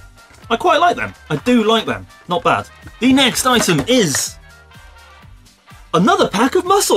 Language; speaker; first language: English; native; English